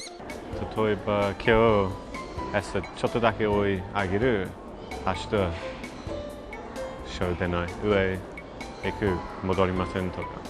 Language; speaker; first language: Japanese; non-native, learner; English